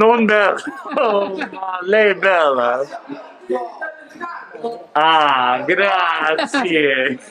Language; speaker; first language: Italian; non-native, learner; English